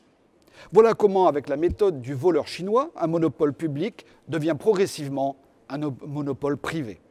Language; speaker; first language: French; native; French